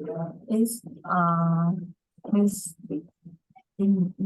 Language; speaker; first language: English; non-native, learner; Vietnamese